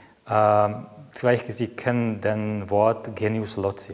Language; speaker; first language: German; non-native, fluent; Czech